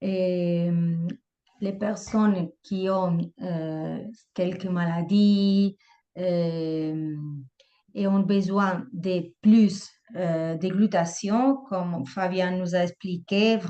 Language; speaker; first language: French; non-native, fluent; Spanish